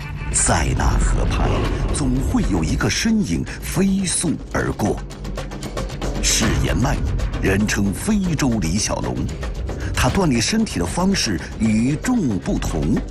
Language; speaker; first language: Chinese; native; Chinese